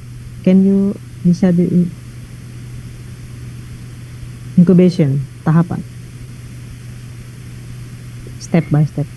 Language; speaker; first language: English; non-native, learner; Indonesian